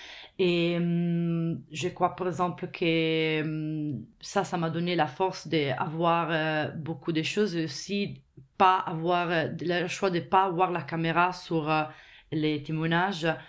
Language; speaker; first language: French; non-native, fluent; Italian